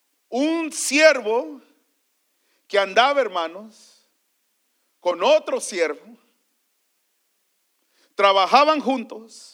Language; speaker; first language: Spanish; early bilingual, heritage; Spanish